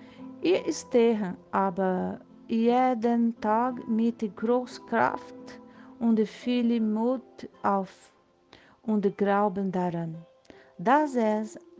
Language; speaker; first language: German; non-native, learner; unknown